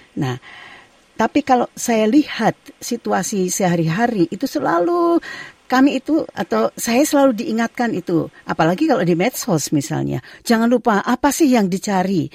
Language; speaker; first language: Indonesian; native; Indonesian